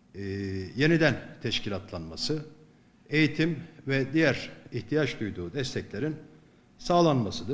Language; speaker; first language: Turkish; native; Turkish